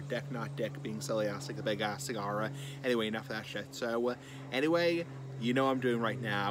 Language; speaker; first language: English; native; English